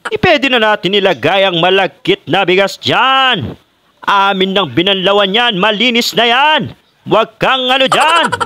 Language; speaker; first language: Filipino; non-native, local second language; Pampanga